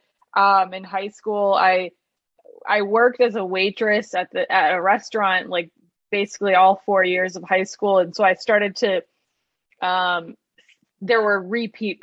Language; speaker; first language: English; native; English